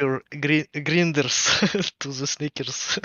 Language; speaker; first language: English; non-native, learner; Russian